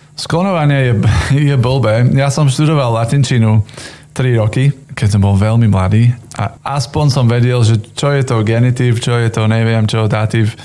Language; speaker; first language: Slovak; non-native, fluent; English